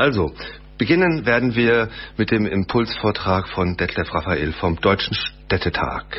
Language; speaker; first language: German; native; German